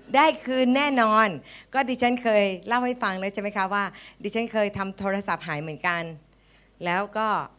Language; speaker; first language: Thai; native; Thai